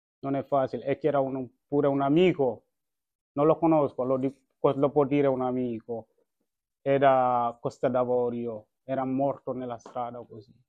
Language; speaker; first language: Italian; non-native, learner; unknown